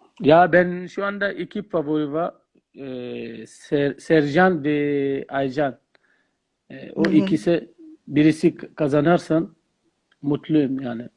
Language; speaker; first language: Turkish; non-native, learner; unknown